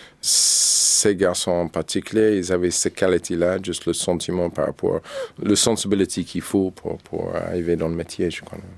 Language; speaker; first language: French; non-native, fluent; English